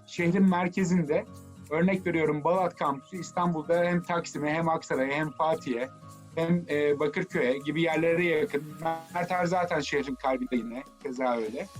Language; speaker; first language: Turkish; native; Turkish